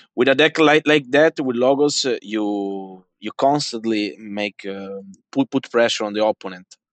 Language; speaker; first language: English; non-native, fluent; Italian